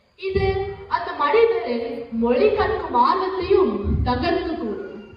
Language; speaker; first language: Tamil; early bilingual, heritage; Tamil